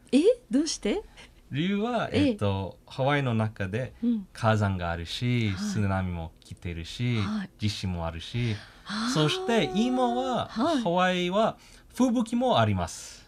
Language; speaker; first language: Japanese; non-native, fluent; English